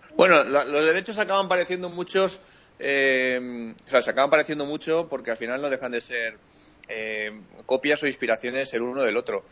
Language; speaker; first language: Spanish; native; Spanish